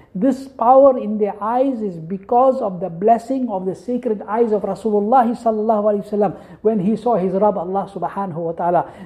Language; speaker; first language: English; native; English